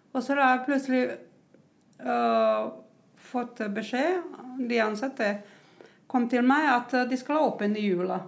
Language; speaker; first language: Norwegian; non-native, fluent; Croatian